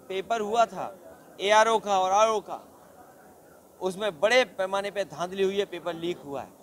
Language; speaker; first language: Hindi; native; Hindi